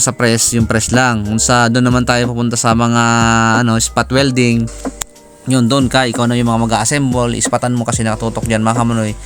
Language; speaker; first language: Filipino; native; Filipino